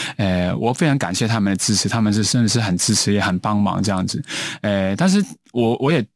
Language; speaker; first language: Chinese; non-native, local second language; Cantonese